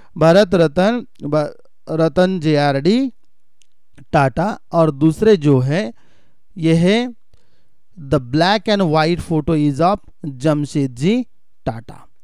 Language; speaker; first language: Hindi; non-native, local second language; Marathi